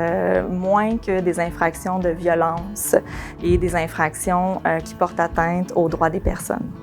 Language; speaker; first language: French; native; French